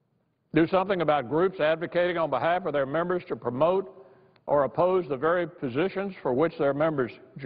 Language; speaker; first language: English; native; English